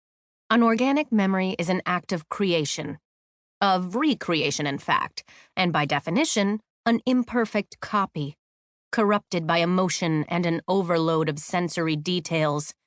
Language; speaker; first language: English; native; English